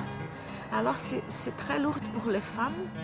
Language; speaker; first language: French; non-native, fluent; Portuguese